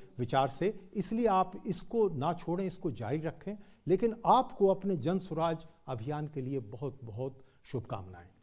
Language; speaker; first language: Hindi; native; Hindi